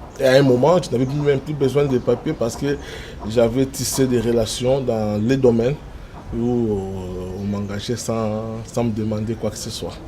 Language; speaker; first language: French; non-native, local second language; Lingala